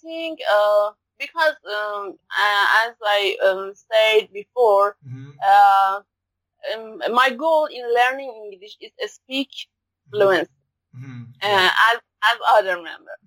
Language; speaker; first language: English; non-native, learner; Persian